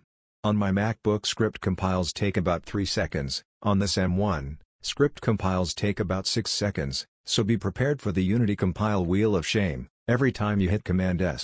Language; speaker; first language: English; native; English